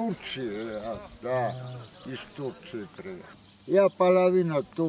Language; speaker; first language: Russian; non-native, local second language; Turkish